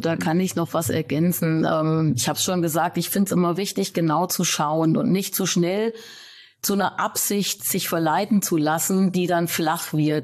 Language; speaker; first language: German; native; German